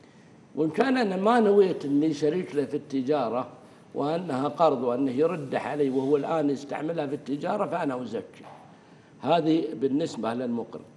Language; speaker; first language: Arabic; native; Arabic